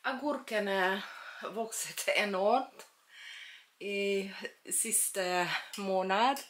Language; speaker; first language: Swedish; non-native, learner; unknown